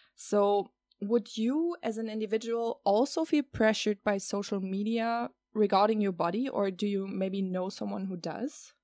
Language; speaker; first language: English; non-native, fluent; German